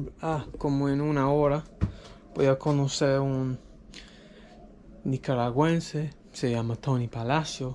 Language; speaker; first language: Spanish; non-native, learner; English